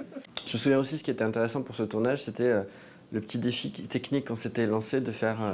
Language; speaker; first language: French; native; French